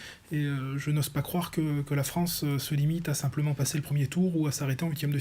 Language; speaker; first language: French; native; French